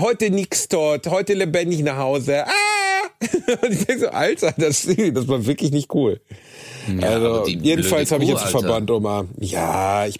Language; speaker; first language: German; native; German